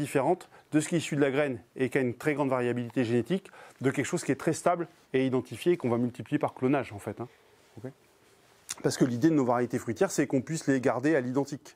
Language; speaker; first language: French; native; French